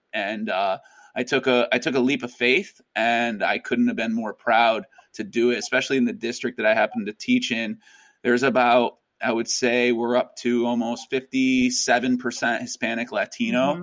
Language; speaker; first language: English; native; English